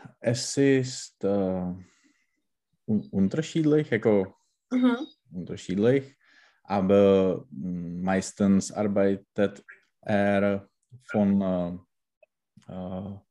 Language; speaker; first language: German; non-native, learner; Czech